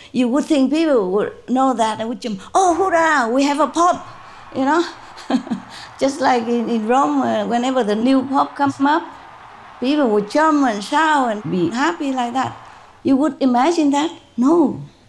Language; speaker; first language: English; non-native, fluent; Vietnamese